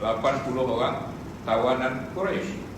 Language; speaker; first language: Malay; native; Malay